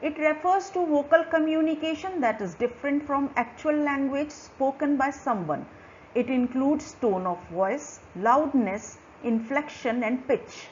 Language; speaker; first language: English; non-native, local second language; Hindi